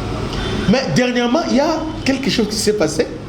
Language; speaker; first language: French; non-native, local second language; Lingala